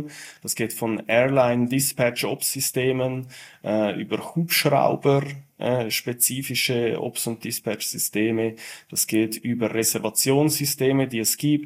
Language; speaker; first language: German; native; German